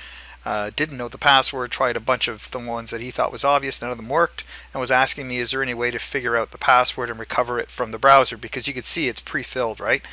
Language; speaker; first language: English; native; English